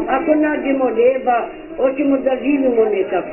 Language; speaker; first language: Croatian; non-native, local second language; Romany